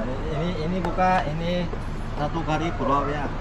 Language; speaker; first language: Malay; non-native, local second language; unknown